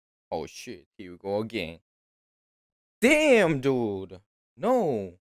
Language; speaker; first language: English; non-native, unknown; Korean